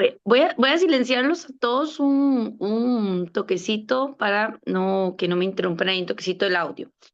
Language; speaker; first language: Spanish; native; Spanish